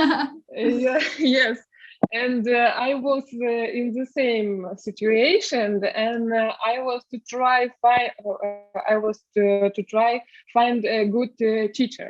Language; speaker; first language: English; non-native, learner; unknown